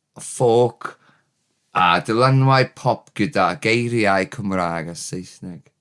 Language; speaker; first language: Welsh; non-native, learner; English